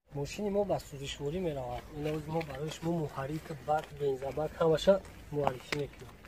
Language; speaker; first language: Tajik; native; Tajik